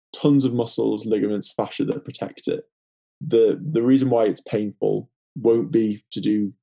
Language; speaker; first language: English; native; English